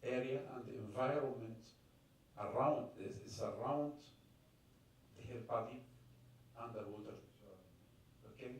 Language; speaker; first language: English; non-native, fluent; Arabic